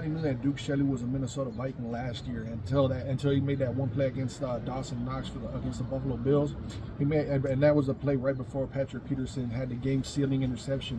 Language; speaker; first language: English; native; English